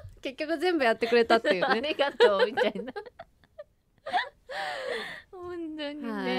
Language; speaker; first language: Japanese; native; Japanese